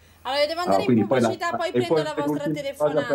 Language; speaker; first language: Italian; native; Italian